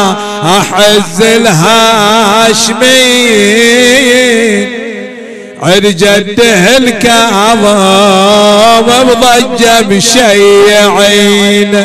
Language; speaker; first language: Arabic; native; Arabic